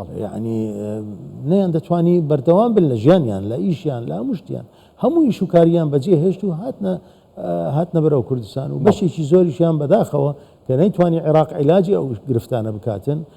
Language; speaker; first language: Central Kurdish; non-native, local second language; Assyrian Neo-Aramaic